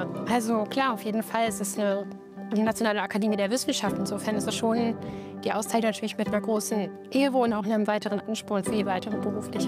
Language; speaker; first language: German; native; German